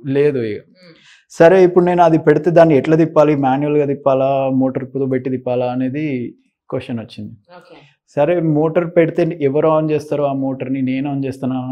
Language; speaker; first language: Telugu; native; Telugu